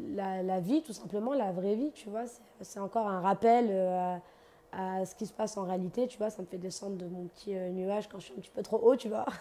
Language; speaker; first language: French; native; French